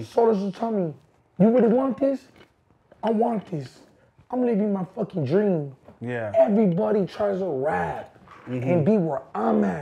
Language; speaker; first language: English; native; English